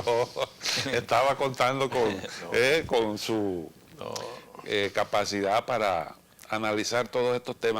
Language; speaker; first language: Spanish; native; Spanish